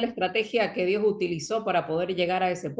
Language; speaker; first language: Spanish; native; Spanish